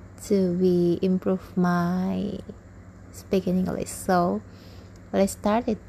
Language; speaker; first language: English; non-native, learner; Indonesian